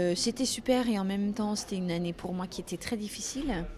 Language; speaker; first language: French; non-native, fluent; Dutch